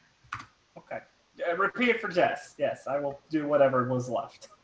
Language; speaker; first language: English; native; English